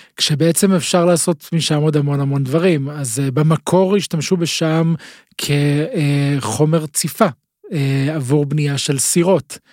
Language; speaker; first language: Hebrew; native; Hebrew